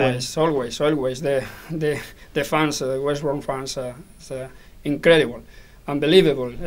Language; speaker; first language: English; non-native, learner; Spanish